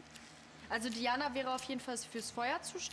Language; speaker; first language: German; native; German